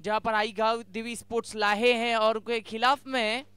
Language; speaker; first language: Hindi; non-native, local second language; Marathi